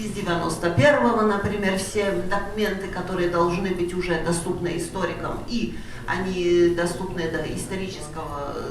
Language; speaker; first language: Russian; non-native, fluent; Polish